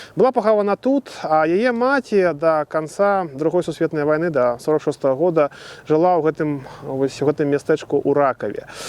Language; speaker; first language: Belarusian; native; Belarusian